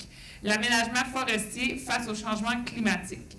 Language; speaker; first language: French; native; French